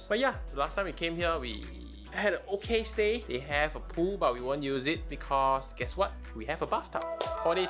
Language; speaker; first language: English; native; English